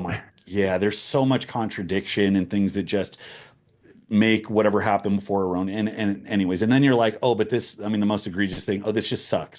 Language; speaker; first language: English; native; English